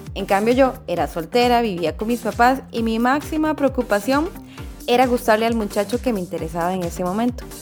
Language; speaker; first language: Spanish; native; Spanish